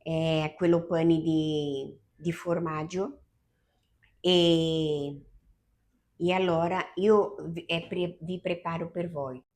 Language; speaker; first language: Italian; non-native, fluent; Portuguese